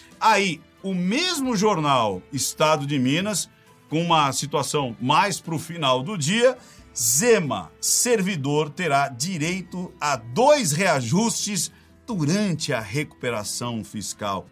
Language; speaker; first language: Portuguese; native; Portuguese